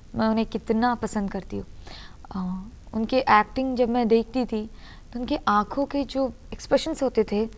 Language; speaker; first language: Hindi; non-native, local second language; Urdu